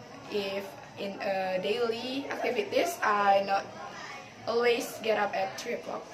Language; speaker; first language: English; non-native, learner; Indonesian